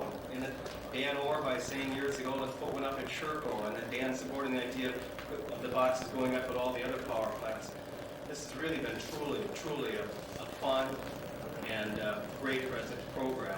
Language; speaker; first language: English; native; English